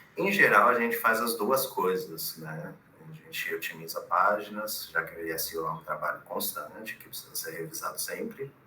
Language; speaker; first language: Portuguese; native; Portuguese